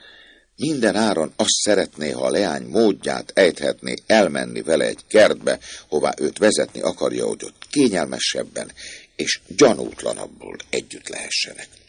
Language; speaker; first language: Hungarian; native; Hungarian